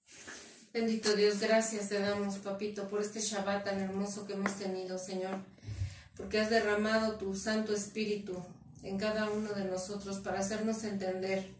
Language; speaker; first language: Spanish; native; Spanish